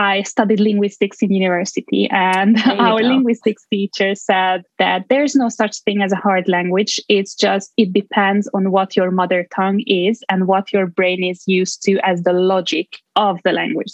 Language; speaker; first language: English; non-native, fluent; Hungarian